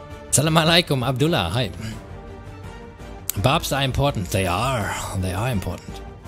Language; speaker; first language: English; non-native, fluent; German